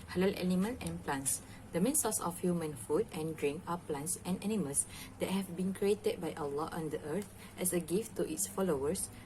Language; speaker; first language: English; non-native, local second language; Malay